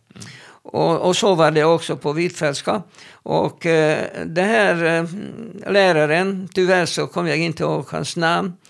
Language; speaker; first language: Swedish; non-native, fluent; Hebrew